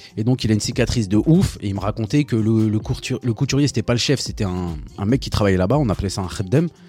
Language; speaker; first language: French; early bilingual, other home language; Arabic